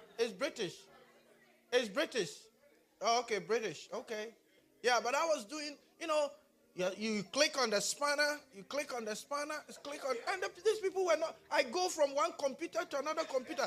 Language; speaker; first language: English; non-native, local second language; Akan